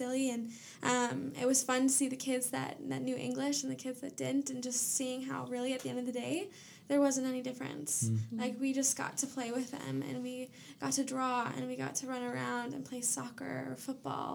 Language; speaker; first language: English; native; English